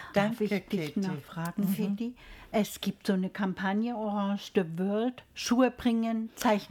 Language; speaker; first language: German; native; German